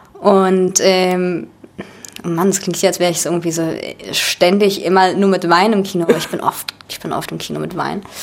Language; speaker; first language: German; early bilingual, other home language; Russian